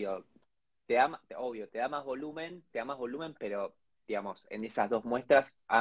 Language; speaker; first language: Spanish; native; Spanish